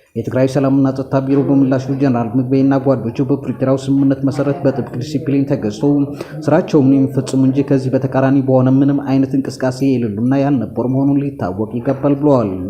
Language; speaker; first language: Amharic; native; Amharic